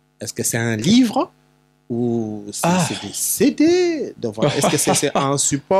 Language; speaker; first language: French; non-native, local second language; Lingala